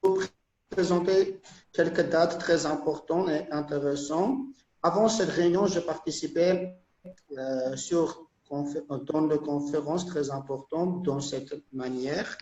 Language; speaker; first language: French; non-native, fluent; Armenian